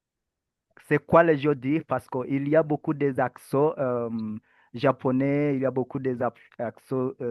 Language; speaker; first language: French; non-native, learner; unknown